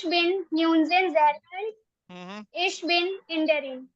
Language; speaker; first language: German; non-native, learner; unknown